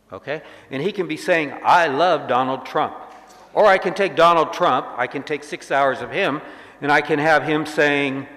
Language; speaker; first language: English; native; English